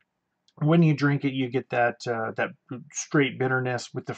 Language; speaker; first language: English; native; English